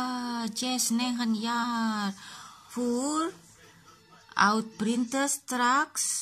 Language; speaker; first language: Dutch; non-native, local second language; Indonesian